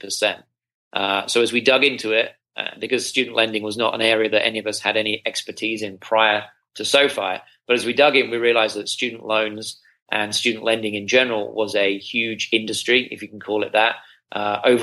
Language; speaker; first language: English; native; English